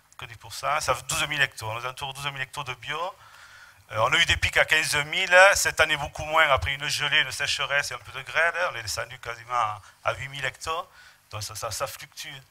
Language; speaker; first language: French; native; French